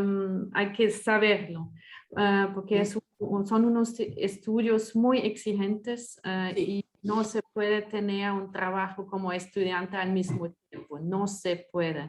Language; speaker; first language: Spanish; non-native, fluent; French